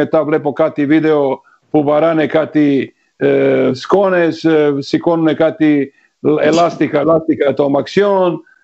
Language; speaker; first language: Greek; non-native, fluent; Serbian